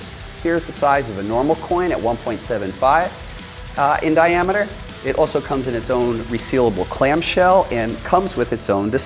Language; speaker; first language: English; native; English